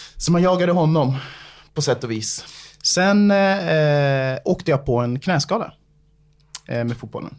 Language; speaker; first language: Swedish; early bilingual, other home language; English